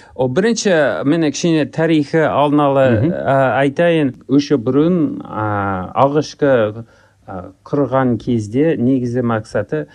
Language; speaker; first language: Kazakh; native; Kazakh